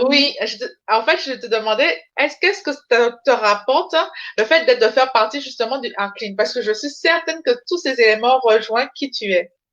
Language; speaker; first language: French; native; French